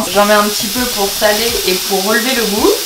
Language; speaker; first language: French; native; French